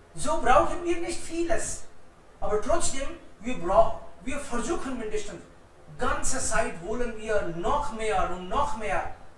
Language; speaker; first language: German; non-native, fluent; Hindi